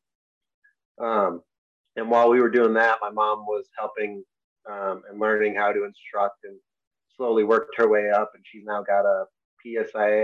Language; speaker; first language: English; native; English